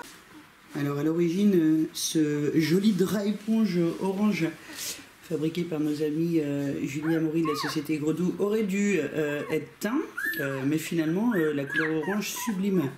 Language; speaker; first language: French; native; French